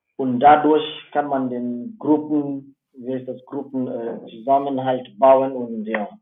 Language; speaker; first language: German; non-native, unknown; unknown